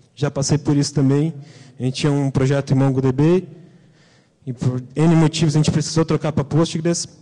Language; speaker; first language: Portuguese; native; Portuguese